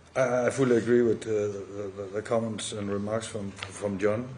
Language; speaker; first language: English; non-native, fluent; Danish